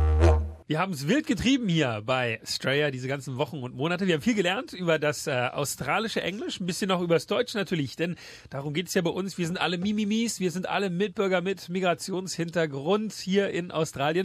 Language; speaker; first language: German; native; German